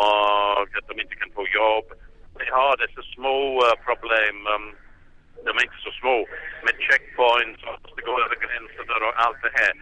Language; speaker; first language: Swedish; non-native, fluent; English